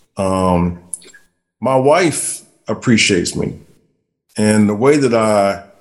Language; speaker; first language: English; native; English